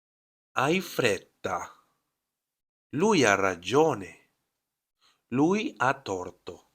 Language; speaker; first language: Italian; non-native, fluent; Spanish